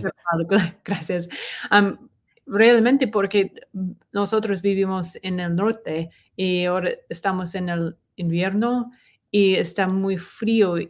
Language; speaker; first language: Spanish; non-native, learner; English